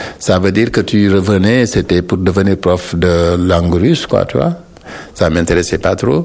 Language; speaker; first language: French; non-native, local second language; Wolof